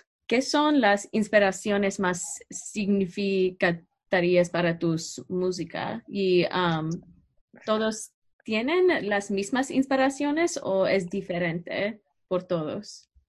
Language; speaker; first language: Spanish; non-native, learner; English